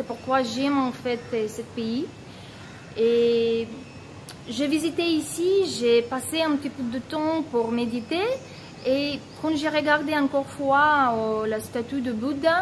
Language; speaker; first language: French; non-native, fluent; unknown